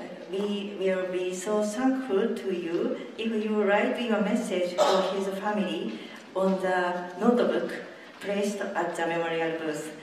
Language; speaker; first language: English; non-native, fluent; Japanese